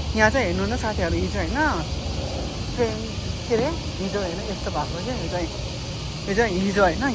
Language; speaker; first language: Nepali; native; Nepali